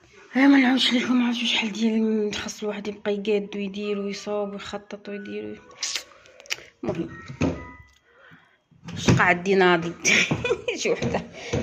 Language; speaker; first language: Arabic; native; Arabic